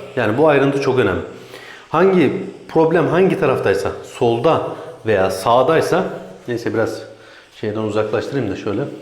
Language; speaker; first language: Turkish; native; Turkish